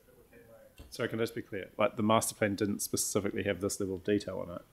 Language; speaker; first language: English; native; English